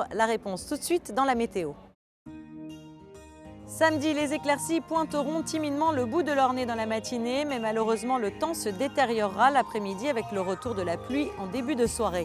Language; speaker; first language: French; native; French